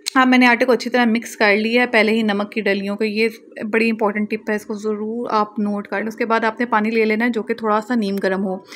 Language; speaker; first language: Urdu; native; Urdu